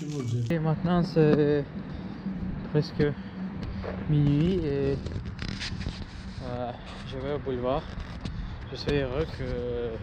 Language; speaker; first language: French; non-native, learner; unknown